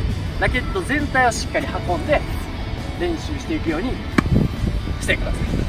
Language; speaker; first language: Japanese; native; Japanese